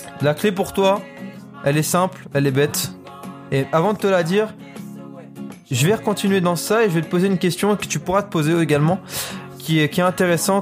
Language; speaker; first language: French; native; French